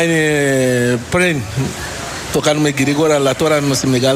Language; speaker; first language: Greek; non-native, local second language; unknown